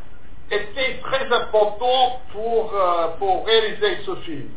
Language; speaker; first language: French; non-native, fluent; English